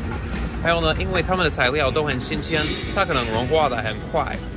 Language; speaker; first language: Chinese; non-native, learner; English